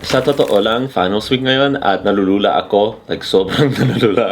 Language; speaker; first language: Filipino; early bilingual, heritage; English